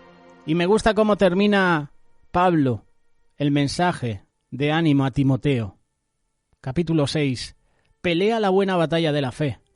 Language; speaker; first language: Spanish; native; Spanish